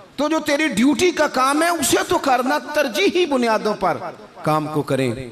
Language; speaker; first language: Urdu; non-native, local second language; Punjabi